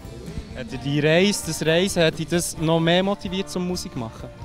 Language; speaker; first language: German; native; German